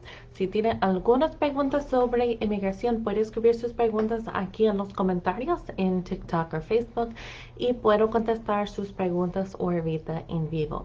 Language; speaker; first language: Spanish; non-native, fluent; English